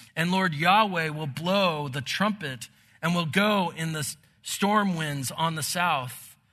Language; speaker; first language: English; native; English